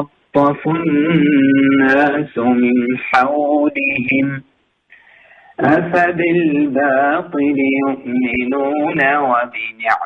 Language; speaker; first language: Arabic; native; Arabic